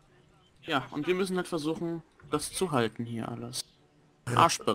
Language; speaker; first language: German; native; German